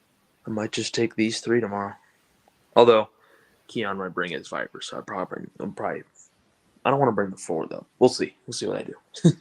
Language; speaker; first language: English; native; English